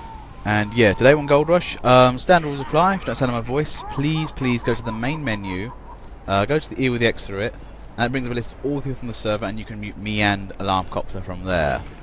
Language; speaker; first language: English; native; English